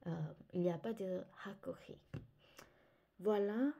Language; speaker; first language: French; non-native, fluent; Korean